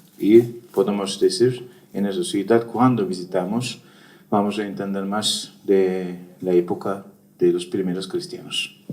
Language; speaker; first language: Spanish; non-native, fluent; Turkish